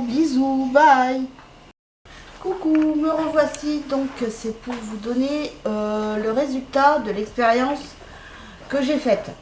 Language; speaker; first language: French; native; French